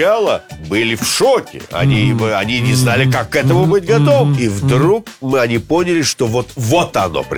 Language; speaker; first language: Russian; native; Russian